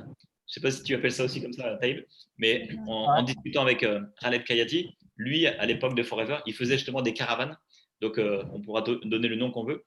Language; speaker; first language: French; native; French